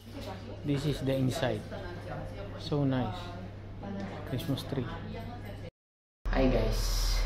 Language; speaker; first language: English; non-native, local second language; Filipino